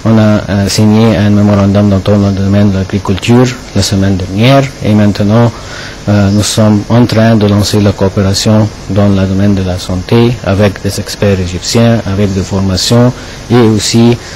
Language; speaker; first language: French; non-native, fluent; Arabic